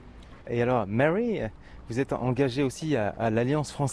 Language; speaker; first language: French; native; French